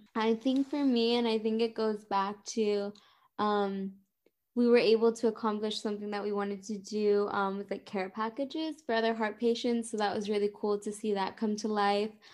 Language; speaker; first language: English; native; English